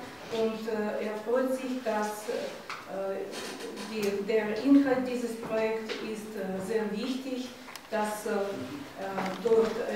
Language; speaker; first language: German; non-native, fluent; Russian